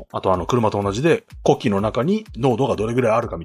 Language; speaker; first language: Japanese; native; Japanese